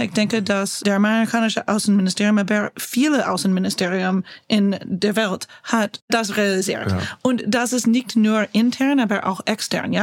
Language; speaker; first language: German; non-native, learner; English